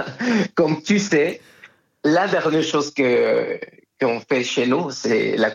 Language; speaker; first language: French; non-native, fluent; Spanish